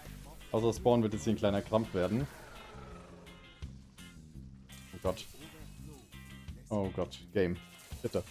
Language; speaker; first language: German; native; German